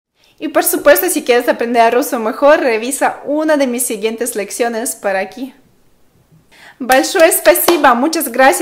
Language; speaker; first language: Spanish; non-native, fluent; Russian